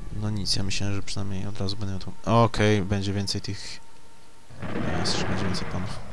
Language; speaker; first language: Polish; native; Polish